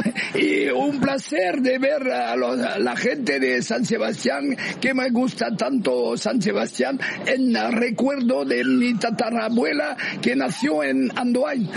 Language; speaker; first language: Spanish; non-native, fluent; French